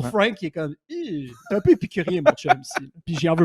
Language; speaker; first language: French; native; French